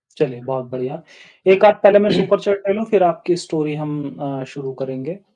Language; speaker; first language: Hindi; native; Hindi